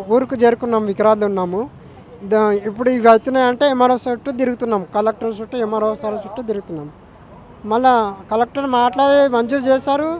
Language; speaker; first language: Telugu; native; Telugu